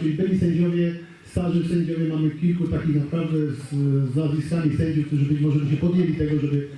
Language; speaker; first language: Polish; native; Polish